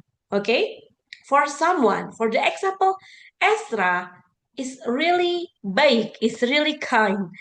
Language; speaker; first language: English; non-native, learner; Indonesian